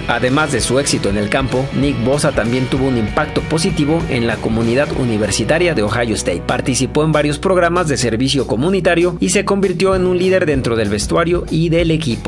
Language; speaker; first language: Spanish; native; Spanish